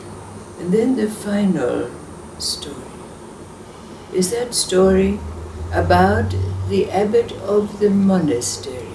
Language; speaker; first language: English; native; English